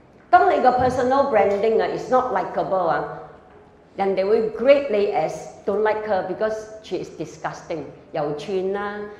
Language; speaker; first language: English; non-native, local second language; Cantonese